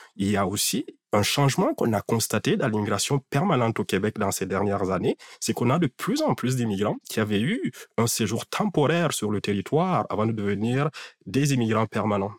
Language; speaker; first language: French; non-native, local second language; Fula